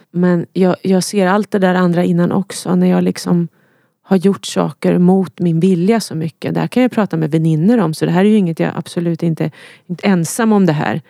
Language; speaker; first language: Swedish; native; Swedish